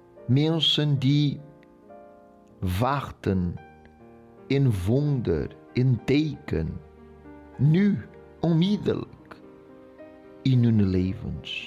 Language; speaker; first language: Dutch; non-native, local second language; Portuguese